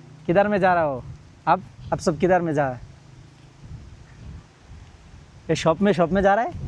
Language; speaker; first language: Hindi; non-native, learner; Bangla